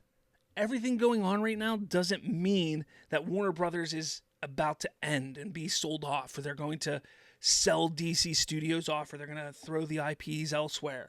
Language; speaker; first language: English; native; English